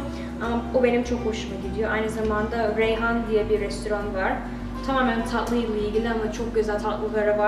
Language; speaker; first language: Turkish; early bilingual, heritage; Turkish